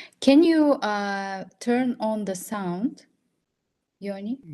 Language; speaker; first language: English; non-native, fluent; Russian